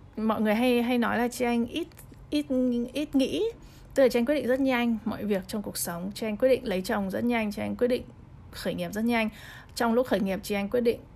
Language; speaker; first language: Vietnamese; early bilingual, heritage; Vietnamese